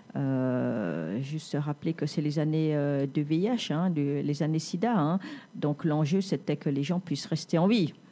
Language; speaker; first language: French; native; French